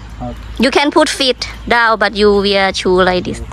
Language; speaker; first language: English; non-native, learner; Thai